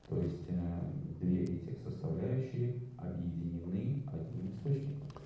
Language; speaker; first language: Russian; native; Russian